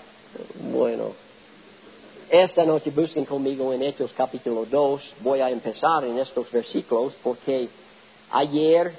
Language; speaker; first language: Spanish; non-native, learner; English